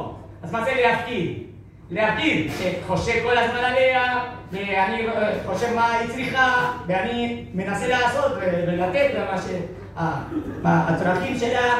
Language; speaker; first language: Hebrew; non-native, fluent; Spanish